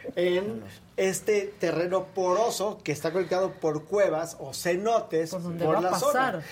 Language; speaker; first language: Spanish; native; Spanish